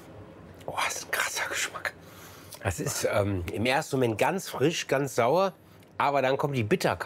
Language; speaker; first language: German; native; German